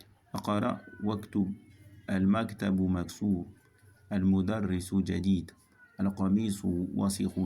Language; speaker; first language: Arabic; non-native, fluent; French